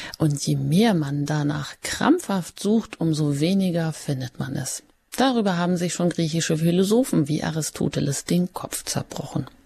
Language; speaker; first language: German; native; German